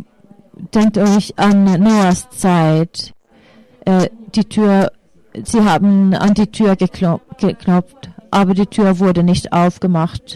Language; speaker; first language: German; non-native, fluent; Finnish